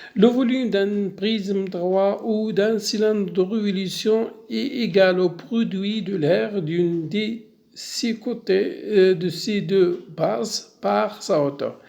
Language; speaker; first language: French; non-native, local second language; Arabic